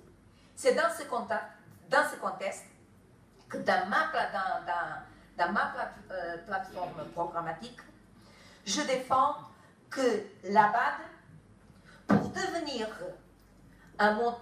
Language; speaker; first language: French; non-native, fluent; Kabuverdianu